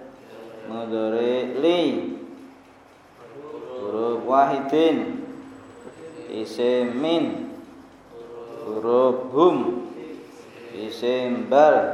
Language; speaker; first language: Arabic; non-native, fluent; Indonesian